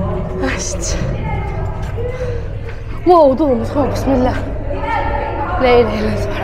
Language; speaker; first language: Korean; non-native, fluent; Arabic